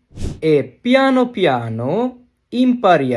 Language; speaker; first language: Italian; non-native, learner; Bangla